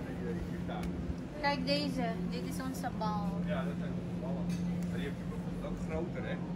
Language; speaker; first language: Dutch; native; Dutch